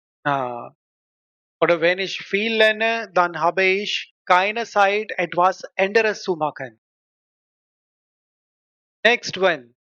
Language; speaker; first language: German; non-native, fluent; Hindi